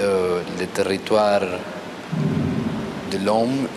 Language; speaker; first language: French; non-native, fluent; Spanish